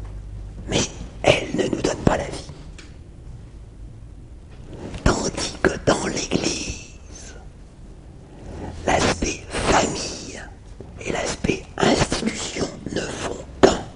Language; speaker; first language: French; native; French